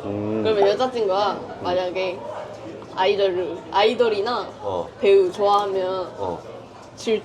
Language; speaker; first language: Korean; non-native, fluent; Japanese